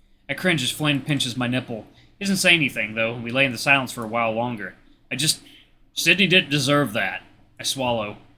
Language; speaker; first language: English; native; English